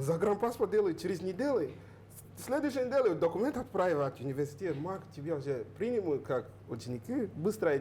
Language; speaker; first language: Russian; non-native, learner; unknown